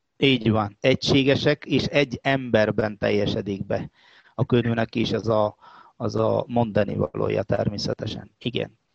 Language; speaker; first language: Hungarian; non-native, fluent; Malayalam